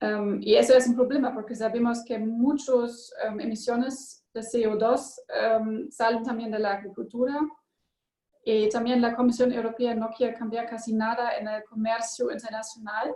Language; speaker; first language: Spanish; non-native, learner; German